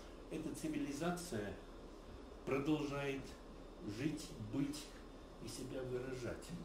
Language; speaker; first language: Russian; early bilingual, heritage; Russian